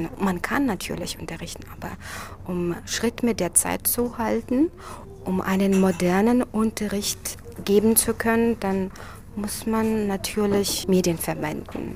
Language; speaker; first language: German; non-native, fluent; Russian